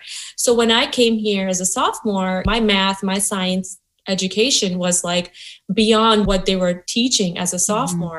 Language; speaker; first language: English; non-native, local second language; Gujarati